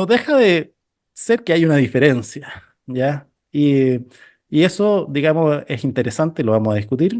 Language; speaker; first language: Spanish; native; Spanish